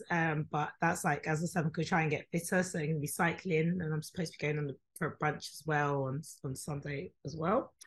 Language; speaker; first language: English; native; English